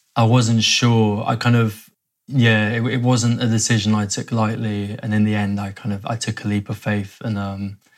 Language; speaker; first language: English; native; English